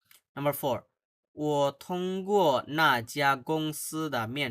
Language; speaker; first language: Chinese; non-native, fluent; Bangla